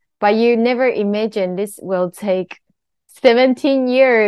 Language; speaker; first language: English; non-native, learner; Chinese